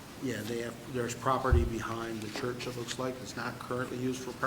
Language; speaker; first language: English; native; English